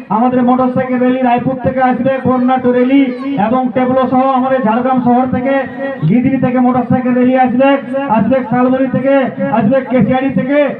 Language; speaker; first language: Bangla; native; Bangla